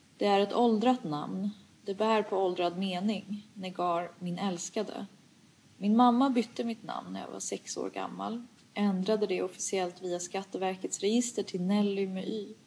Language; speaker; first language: Swedish; early bilingual, other home language; Persian